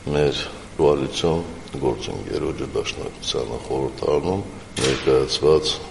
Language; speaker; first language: Armenian; native; Armenian